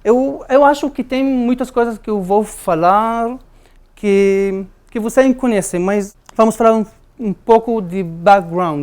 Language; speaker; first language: Portuguese; non-native, learner; Arabic